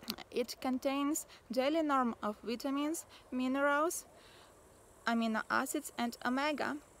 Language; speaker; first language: English; non-native, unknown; Ukrainian